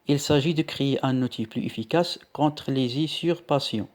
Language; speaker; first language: French; non-native, local second language; Arabic